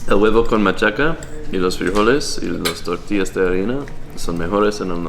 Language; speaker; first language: Spanish; non-native, learner; English